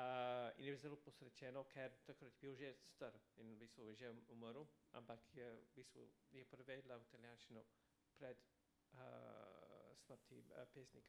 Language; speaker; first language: Slovenian; non-native, fluent; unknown